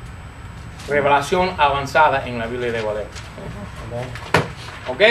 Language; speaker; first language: Spanish; non-native, fluent; English